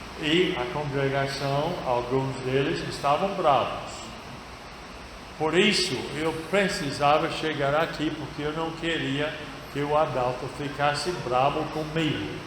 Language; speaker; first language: Portuguese; non-native, fluent; English